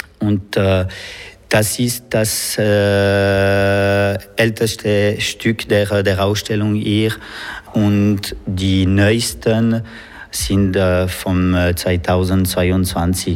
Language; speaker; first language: German; non-native, local second language; French